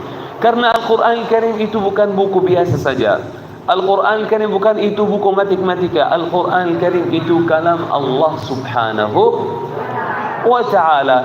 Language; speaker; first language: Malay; non-native, fluent; Arabic